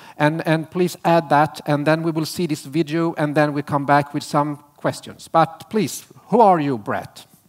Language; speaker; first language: English; non-native, fluent; Swedish